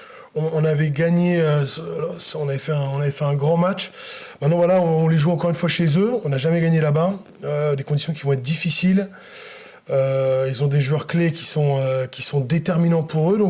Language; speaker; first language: French; native; French